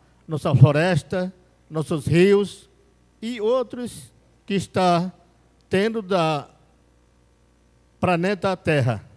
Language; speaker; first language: Portuguese; non-native, local second language; Yanomámi